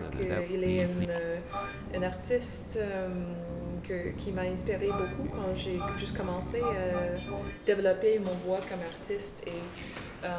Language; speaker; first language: French; non-native, local second language; English